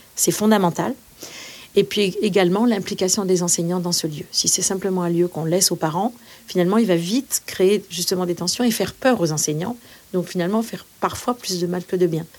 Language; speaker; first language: French; native; French